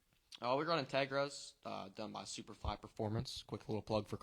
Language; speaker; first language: English; native; English